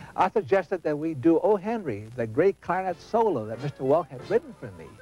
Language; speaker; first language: English; native; English